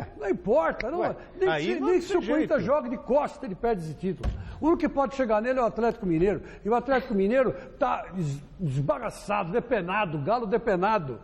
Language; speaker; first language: Portuguese; native; Portuguese